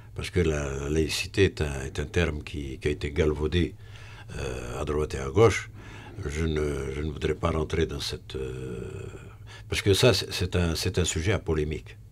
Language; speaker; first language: French; non-native, local second language; Arabic